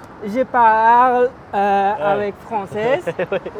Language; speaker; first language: French; non-native, learner; Japanese